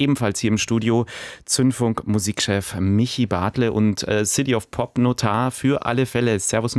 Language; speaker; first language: German; native; German